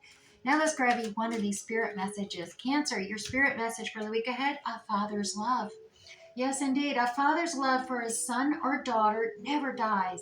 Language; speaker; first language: English; native; English